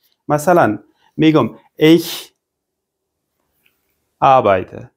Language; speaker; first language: German; non-native, fluent; Persian